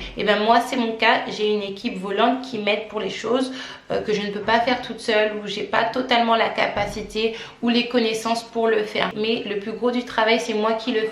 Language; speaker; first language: French; native; French